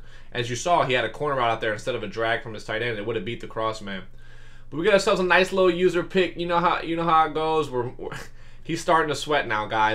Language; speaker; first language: English; native; English